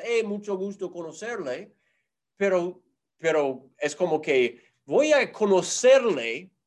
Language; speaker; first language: Spanish; non-native, fluent; English